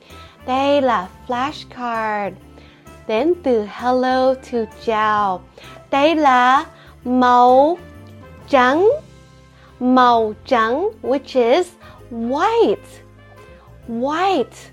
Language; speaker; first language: Vietnamese; early bilingual, heritage; Vietnamese